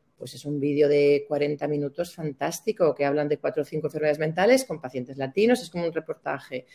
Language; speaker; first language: Spanish; native; Spanish